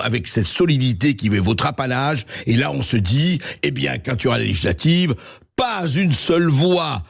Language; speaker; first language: French; native; French